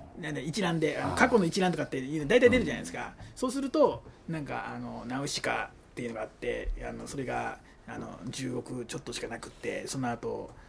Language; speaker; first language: Japanese; native; Japanese